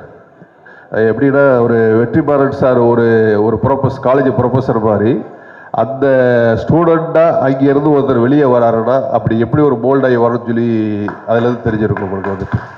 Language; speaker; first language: Tamil; native; Tamil